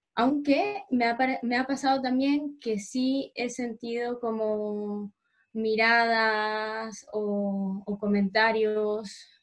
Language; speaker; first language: Spanish; native; Spanish